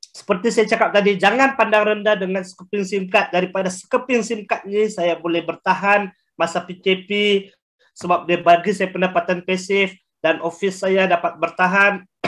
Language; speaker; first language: Malay; native; Malay